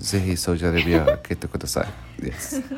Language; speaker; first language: Japanese; non-native, learner; Arabic